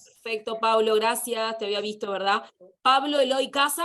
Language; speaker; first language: Spanish; native; Spanish